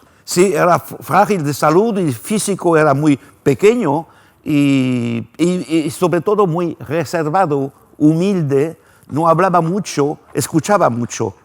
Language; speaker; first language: Spanish; non-native, fluent; French